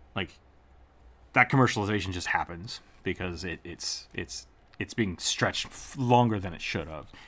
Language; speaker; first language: English; native; English